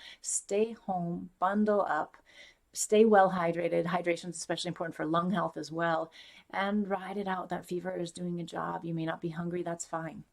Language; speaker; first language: English; native; English